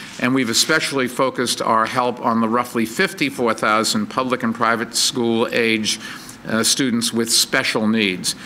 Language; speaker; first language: English; native; English